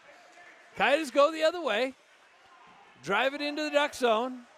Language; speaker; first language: English; native; English